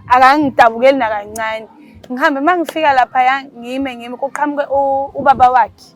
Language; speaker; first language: Zulu; native; Zulu